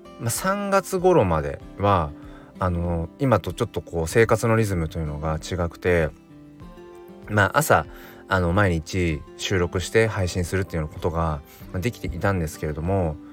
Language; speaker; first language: Japanese; native; Japanese